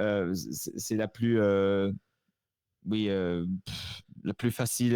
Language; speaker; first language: French; non-native, local second language; Swiss German